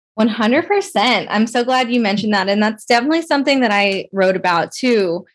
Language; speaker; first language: English; native; English